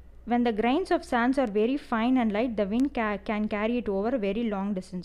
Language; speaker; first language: English; non-native, local second language; Tamil